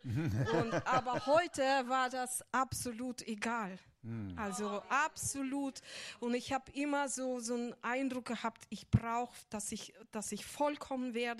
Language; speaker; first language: German; non-native, fluent; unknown